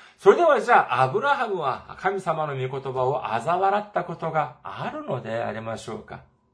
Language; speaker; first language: Japanese; non-native, fluent; Korean